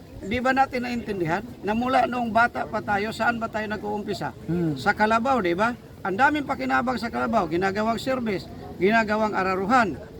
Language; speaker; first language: Filipino; non-native, local second language; Hiligaynon